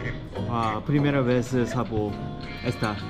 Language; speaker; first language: Spanish; non-native, learner; Korean